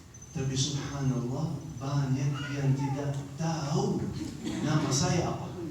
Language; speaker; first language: Indonesian; non-native, fluent; Arabic